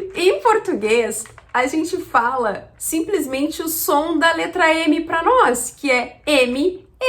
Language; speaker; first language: Portuguese; native; Portuguese